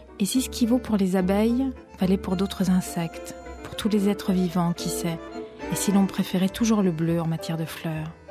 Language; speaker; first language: French; early bilingual, other home language; Spanish